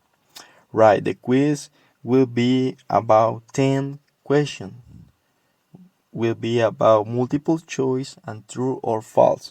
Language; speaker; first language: English; non-native, learner; Spanish